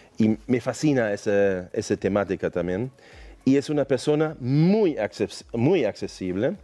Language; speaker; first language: Spanish; non-native, fluent; German